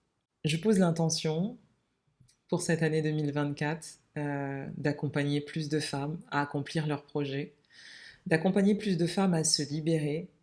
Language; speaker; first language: French; native; French